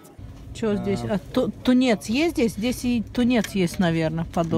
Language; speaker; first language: Russian; non-native, fluent; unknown